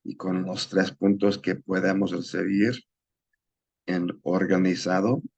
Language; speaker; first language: Spanish; non-native, learner; English